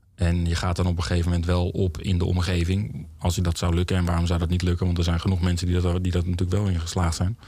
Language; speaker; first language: Dutch; native; Dutch